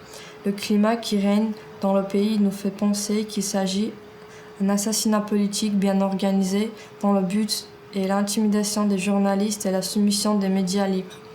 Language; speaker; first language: French; early bilingual, other home language; Georgian